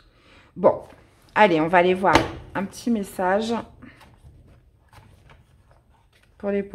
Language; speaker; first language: French; native; French